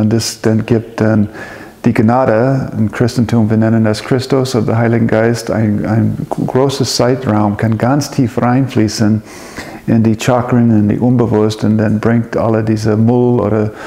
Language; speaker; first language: German; non-native, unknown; English